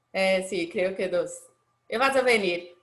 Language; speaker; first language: Spanish; non-native, fluent; Portuguese